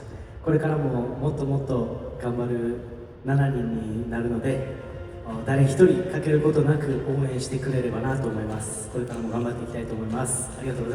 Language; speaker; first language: Japanese; native; Japanese